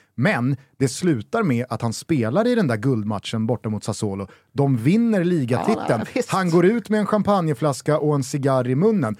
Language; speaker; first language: Swedish; native; Swedish